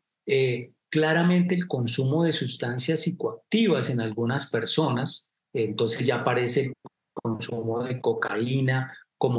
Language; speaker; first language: Spanish; native; Spanish